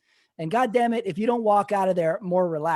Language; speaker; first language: English; native; English